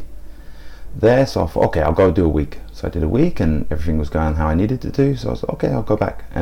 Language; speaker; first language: English; native; English